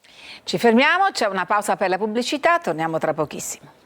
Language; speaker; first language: Italian; native; Italian